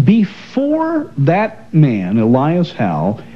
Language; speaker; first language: English; native; English